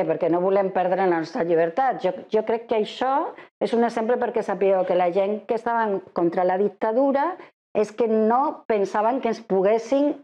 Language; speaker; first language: Catalan; non-native, fluent; Spanish